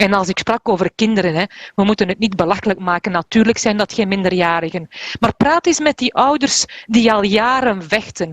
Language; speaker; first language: Dutch; native; Dutch